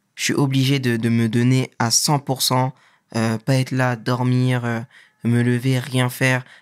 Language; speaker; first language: French; native; French